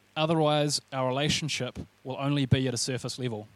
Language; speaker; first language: English; native; English